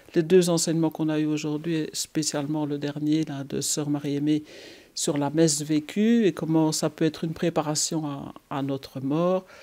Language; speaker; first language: French; native; French